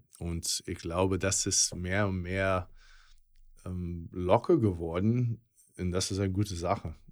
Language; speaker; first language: German; non-native, fluent; English